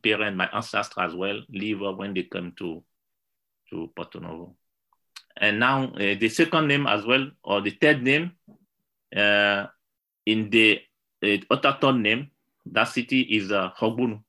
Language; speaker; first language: English; non-native, learner; Yoruba